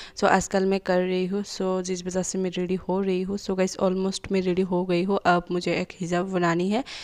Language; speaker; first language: Hindi; non-native, local second language; Bangla